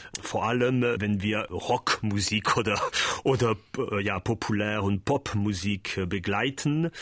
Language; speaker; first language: German; non-native, learner; French